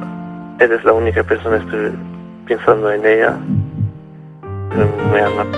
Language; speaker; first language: Spanish; non-native, learner; Arabic